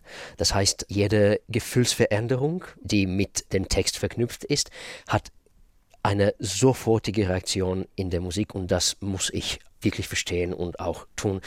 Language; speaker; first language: German; non-native, fluent; Russian